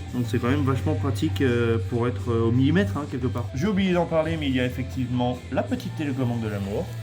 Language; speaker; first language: French; native; French